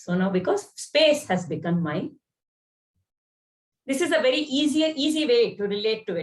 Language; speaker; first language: English; non-native, local second language; Kannada